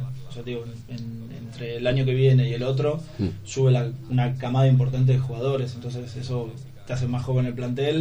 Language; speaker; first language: Spanish; native; Spanish